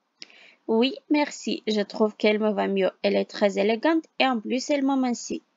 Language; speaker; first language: French; non-native, fluent; Armenian